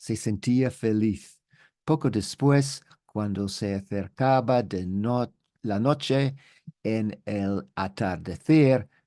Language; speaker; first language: Spanish; non-native, learner; English